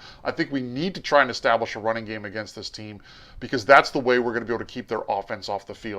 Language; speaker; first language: English; native; English